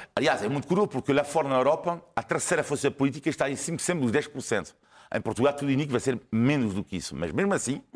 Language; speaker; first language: Portuguese; non-native, fluent; French